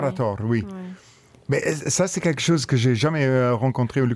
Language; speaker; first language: French; non-native, local second language; Luxembourgish